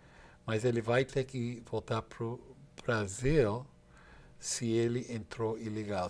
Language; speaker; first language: Portuguese; non-native, fluent; English